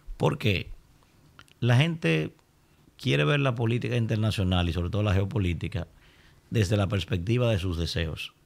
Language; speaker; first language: Spanish; native; Spanish